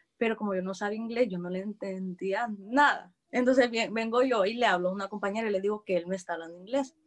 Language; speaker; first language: Spanish; native; Spanish